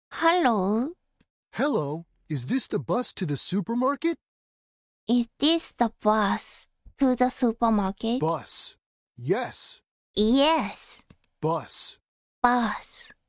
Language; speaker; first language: English; non-native, learner; Japanese